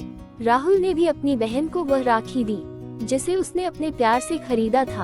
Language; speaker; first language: Hindi; native; Hindi